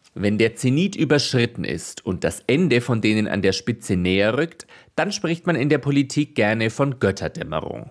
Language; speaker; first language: German; native; German